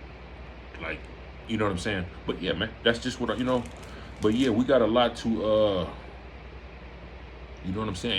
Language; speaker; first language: English; native; English